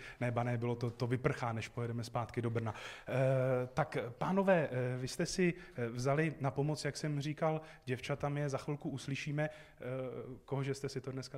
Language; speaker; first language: Czech; native; Czech